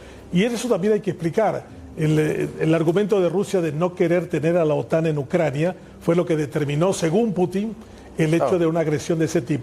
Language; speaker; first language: Spanish; native; Spanish